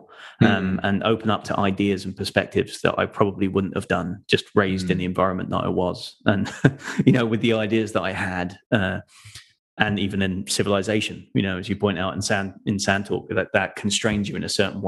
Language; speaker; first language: English; native; English